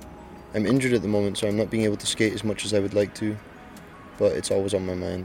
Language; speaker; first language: English; native; English